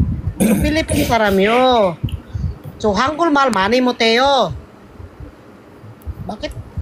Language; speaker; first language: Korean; non-native, learner; Filipino